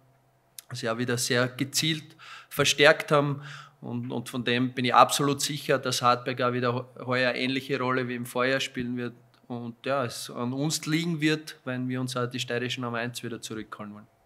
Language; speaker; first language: German; native; German